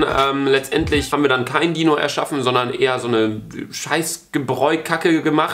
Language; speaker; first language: German; native; German